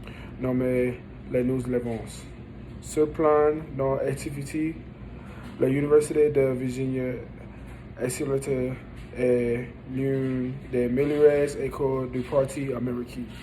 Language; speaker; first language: French; non-native, learner; English